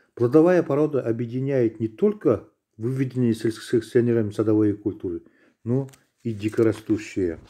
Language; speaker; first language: Russian; non-native, local second language; Kazakh